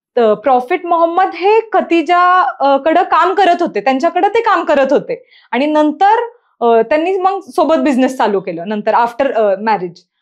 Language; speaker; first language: Marathi; non-native, local second language; Urdu